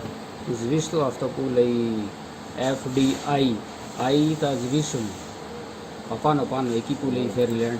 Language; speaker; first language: Greek; non-native, learner; Urdu